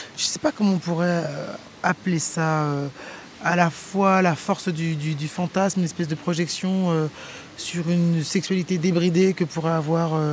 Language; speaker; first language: French; native; French